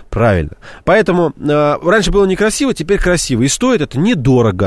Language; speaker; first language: Russian; native; Russian